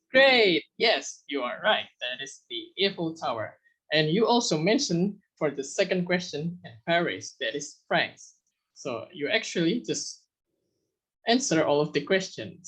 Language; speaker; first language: English; non-native, fluent; Indonesian